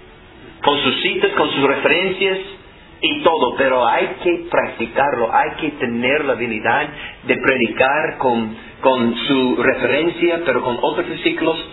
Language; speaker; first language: Spanish; non-native, fluent; English